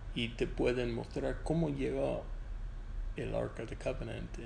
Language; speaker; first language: Spanish; non-native, fluent; English